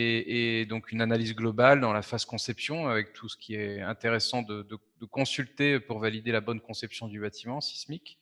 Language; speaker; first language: French; native; French